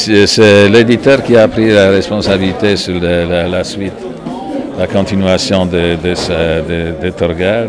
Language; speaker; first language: French; non-native, fluent; Polish